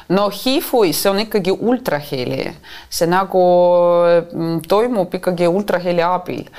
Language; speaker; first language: Estonian; non-native, local second language; Russian